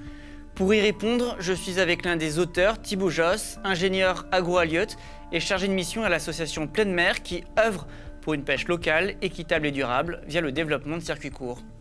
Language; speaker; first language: French; native; French